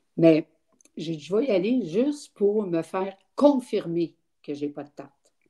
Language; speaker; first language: French; native; French